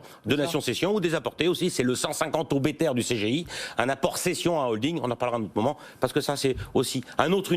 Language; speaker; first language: French; native; French